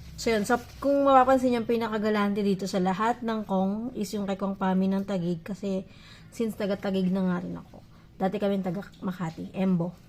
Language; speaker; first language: Filipino; non-native, local second language; Iloko